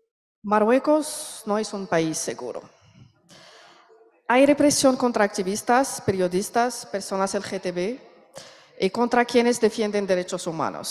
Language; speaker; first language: Spanish; non-native, learner; Arabic